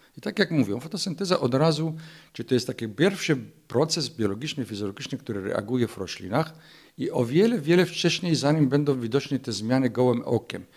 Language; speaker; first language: Polish; non-native, fluent; Arabic